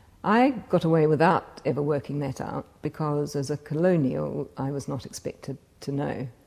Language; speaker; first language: English; native; English